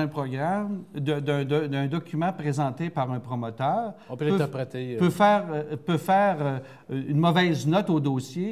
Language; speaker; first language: French; native; French